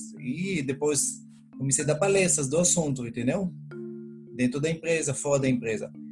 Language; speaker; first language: Portuguese; non-native, fluent; Hebrew